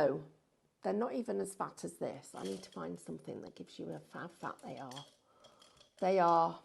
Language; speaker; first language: English; native; English